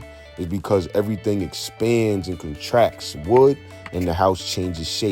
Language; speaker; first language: English; native; English